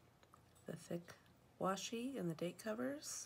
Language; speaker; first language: English; native; English